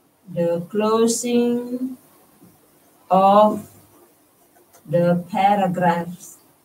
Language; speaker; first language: English; non-native, fluent; Indonesian